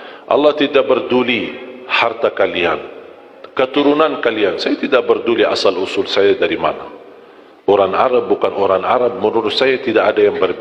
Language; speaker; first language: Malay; non-native, fluent; Arabic